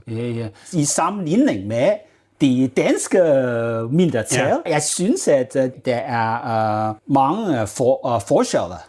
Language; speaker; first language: Danish; non-native, learner; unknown